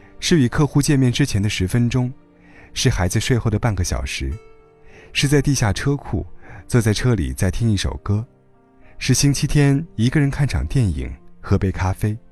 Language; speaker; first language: Chinese; native; Chinese